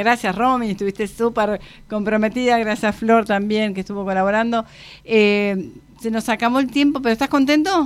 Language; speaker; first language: Spanish; native; Spanish